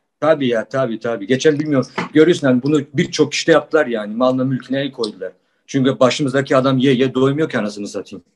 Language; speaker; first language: Turkish; early bilingual, heritage; Turkish